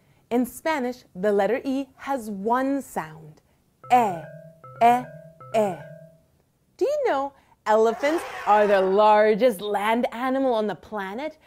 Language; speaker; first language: English; early bilingual, other home language; Spanish